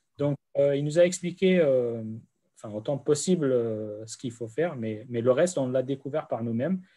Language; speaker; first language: French; non-native, fluent; Central Kurdish